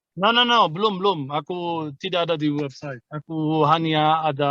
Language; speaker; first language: Indonesian; non-native, fluent; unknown